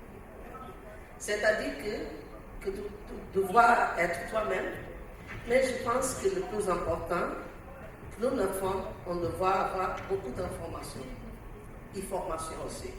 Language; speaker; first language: French; non-native, learner; Portuguese